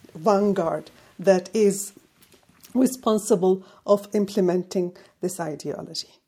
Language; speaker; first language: English; non-native, fluent; Arabic